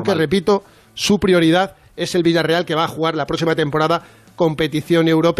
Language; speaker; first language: Spanish; native; Spanish